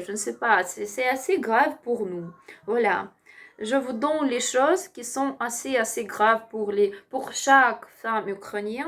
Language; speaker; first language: French; non-native, learner; Ukrainian